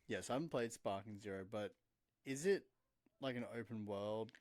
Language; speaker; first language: English; native; English